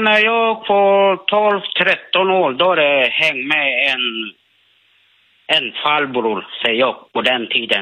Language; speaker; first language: Swedish; non-native, learner; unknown